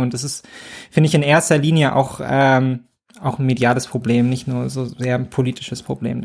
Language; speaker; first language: German; native; German